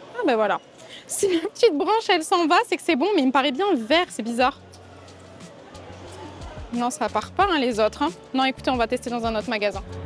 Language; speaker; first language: French; native; French